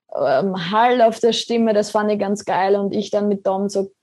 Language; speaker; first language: German; native; German